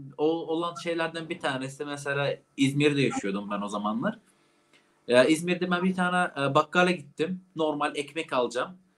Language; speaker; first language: Turkish; non-native, fluent; Arabic